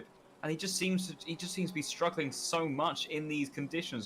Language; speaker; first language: English; native; English